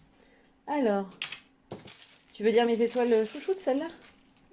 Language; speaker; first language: French; native; French